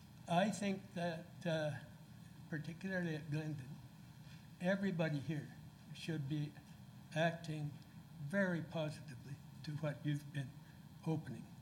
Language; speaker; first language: English; native; English